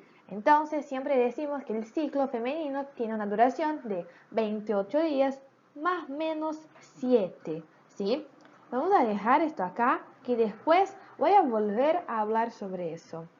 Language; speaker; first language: Spanish; native; Spanish